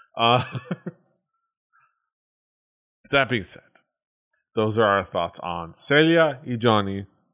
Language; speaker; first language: English; native; English